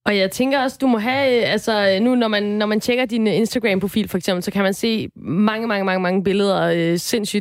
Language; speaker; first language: Danish; native; Danish